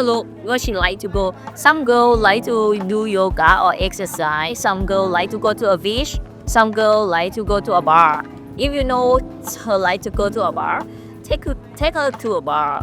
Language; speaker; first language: English; non-native, learner; Thai